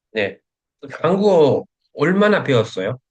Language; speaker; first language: Korean; non-native, fluent; Uzbek